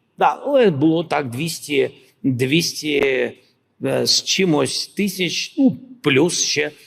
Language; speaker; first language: Ukrainian; non-native, local second language; Russian